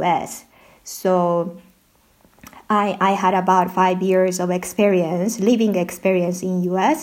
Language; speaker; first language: English; non-native, learner; Japanese